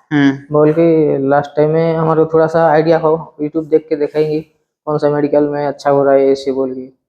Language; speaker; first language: Hindi; non-native, local second language; Odia